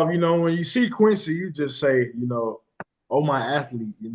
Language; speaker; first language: English; native; English